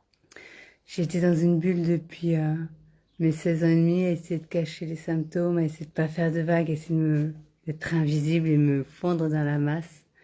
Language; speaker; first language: French; native; French